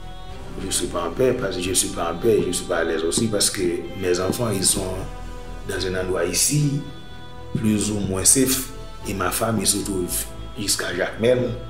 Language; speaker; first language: French; non-native, local second language; Haitian Creole